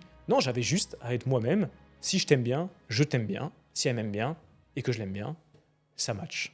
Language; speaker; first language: French; native; French